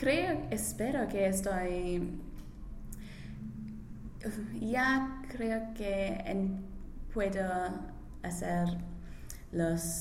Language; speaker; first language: Spanish; non-native, learner; English